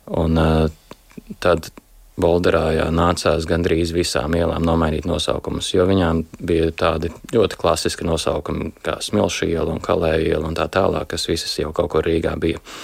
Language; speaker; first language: Latvian; native; Latvian